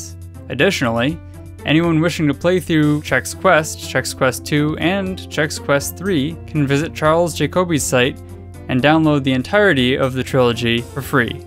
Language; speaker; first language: English; native; English